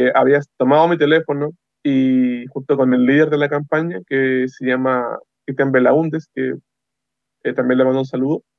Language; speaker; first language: Spanish; native; Spanish